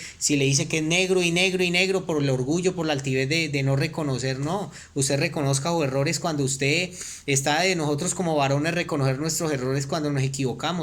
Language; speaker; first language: Spanish; native; Spanish